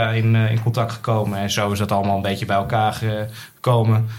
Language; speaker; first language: Dutch; native; Dutch